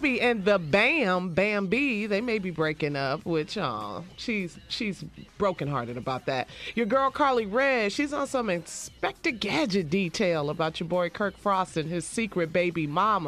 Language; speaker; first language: English; native; English